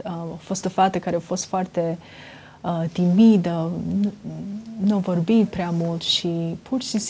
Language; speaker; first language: Romanian; early bilingual, heritage; Romanian